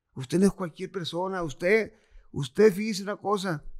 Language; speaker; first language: Spanish; native; Spanish